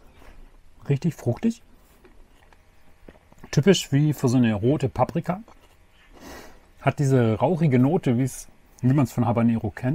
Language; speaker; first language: German; native; German